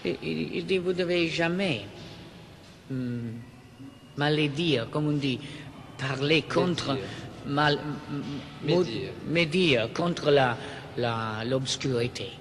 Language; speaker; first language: French; non-native, fluent; Italian